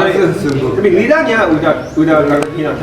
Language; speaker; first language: Indonesian; non-native, learner; Japanese